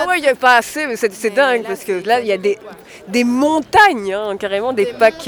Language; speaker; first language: French; native; French